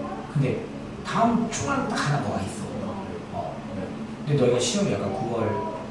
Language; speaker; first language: Korean; native; Korean